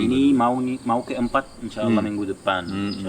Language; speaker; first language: Indonesian; non-native, fluent; Arabic